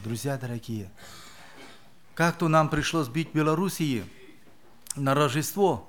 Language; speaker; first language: Russian; non-native, local second language; Romany